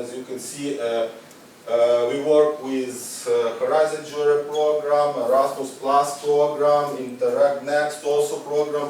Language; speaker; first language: English; non-native, learner; Ukrainian